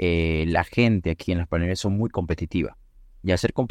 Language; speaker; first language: Spanish; native; Spanish